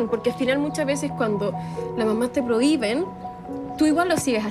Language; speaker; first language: Spanish; native; Spanish